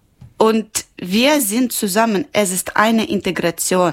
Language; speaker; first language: German; non-native, local second language; Ukrainian